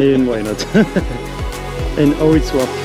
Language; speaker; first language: English; non-native, learner; French